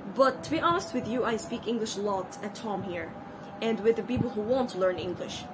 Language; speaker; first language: English; non-native, learner; Arabic